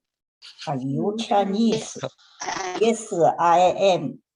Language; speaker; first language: English; non-native, learner; Chinese